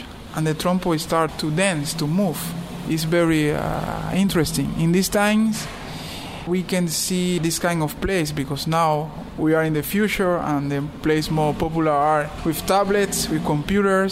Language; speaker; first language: English; non-native, learner; Spanish